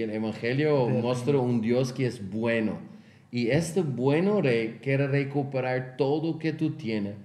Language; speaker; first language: Spanish; non-native, fluent; Portuguese